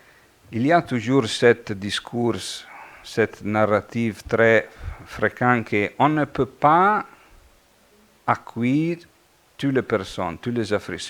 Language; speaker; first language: French; non-native, fluent; Italian